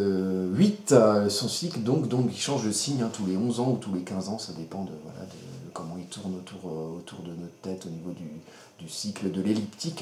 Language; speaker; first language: French; native; French